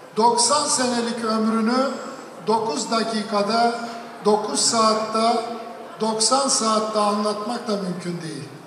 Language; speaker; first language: Turkish; native; Turkish